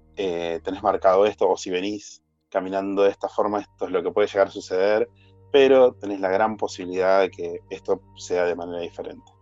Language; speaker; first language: Spanish; native; Spanish